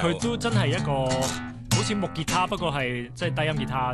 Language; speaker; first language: Cantonese; native; Cantonese